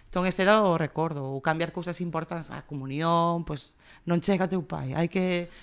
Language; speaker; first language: Galician; non-native, local second language; Spanish